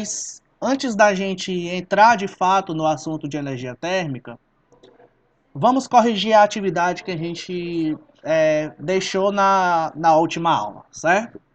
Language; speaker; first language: Portuguese; native; Portuguese